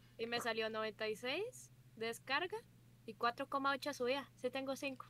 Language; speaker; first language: Spanish; native; Spanish